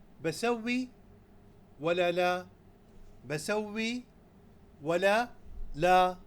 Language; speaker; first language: Arabic; non-native, fluent; Urdu